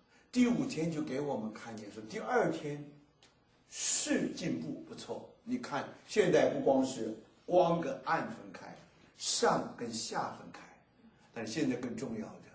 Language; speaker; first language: Chinese; native; Chinese